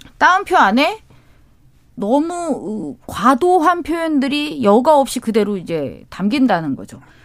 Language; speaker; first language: Korean; native; Korean